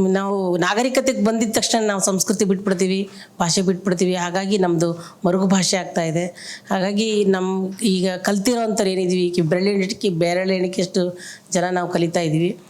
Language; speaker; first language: Kannada; non-native, local second language; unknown